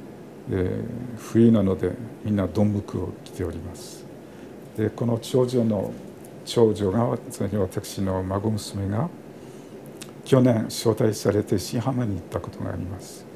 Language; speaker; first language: Japanese; non-native, fluent; French